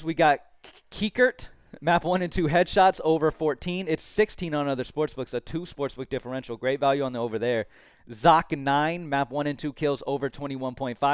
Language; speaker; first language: English; native; English